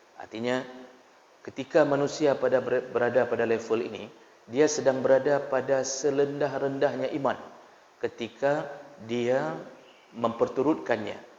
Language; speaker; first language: Malay; non-native, local second language; Achinese